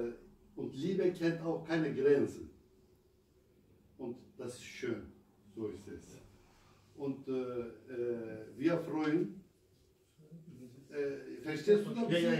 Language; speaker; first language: German; non-native, fluent; Albanian